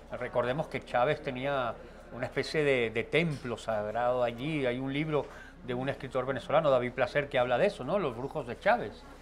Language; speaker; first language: Spanish; native; Spanish